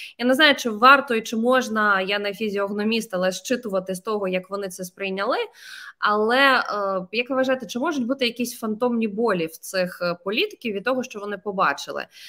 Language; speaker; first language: Ukrainian; native; Ukrainian